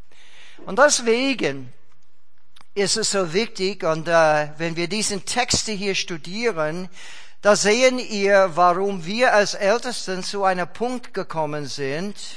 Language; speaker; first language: German; non-native, fluent; English